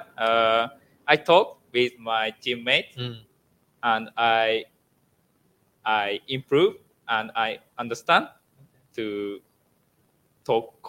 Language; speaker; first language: English; non-native, learner; Japanese